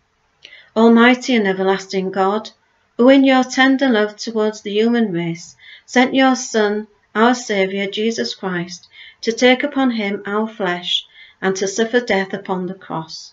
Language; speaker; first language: English; native; English